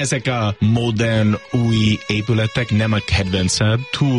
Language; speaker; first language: Hungarian; non-native, learner; English